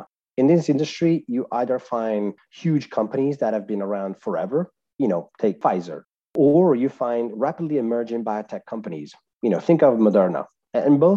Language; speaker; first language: English; non-native, fluent; Italian